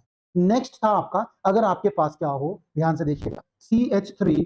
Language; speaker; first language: Hindi; native; Hindi